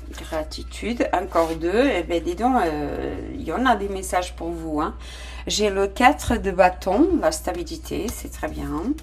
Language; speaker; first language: French; non-native, fluent; Portuguese